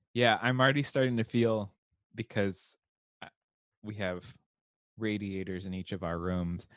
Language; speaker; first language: English; native; English